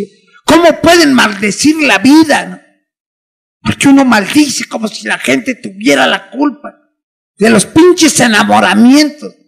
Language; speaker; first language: Spanish; native; Spanish